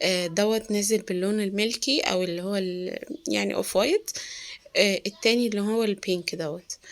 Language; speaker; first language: Arabic; native; Arabic